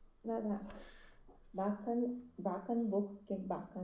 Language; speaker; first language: German; non-native, learner; Romanian